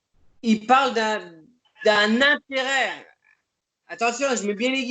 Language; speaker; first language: French; native; French